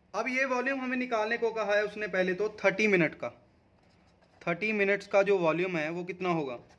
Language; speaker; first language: Hindi; non-native, local second language; Punjabi